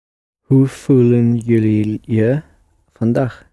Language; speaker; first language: Dutch; non-native, learner; English